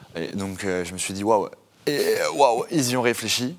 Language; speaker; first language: French; native; French